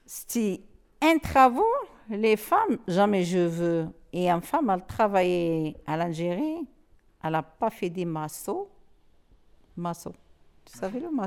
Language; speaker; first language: French; non-native, learner; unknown